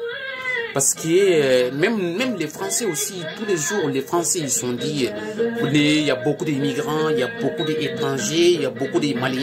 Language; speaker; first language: French; non-native, learner; Bambara